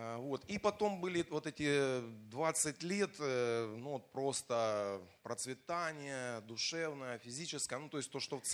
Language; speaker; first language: Russian; native; Russian